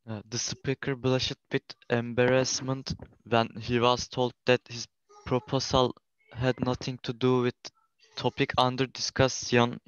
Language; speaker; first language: English; non-native, learner; Turkish